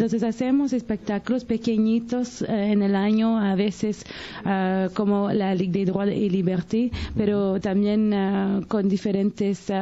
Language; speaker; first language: Spanish; early bilingual, heritage; Spanish